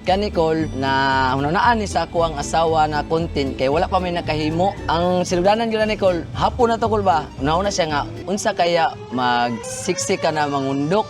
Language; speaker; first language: Cebuano; native; Cebuano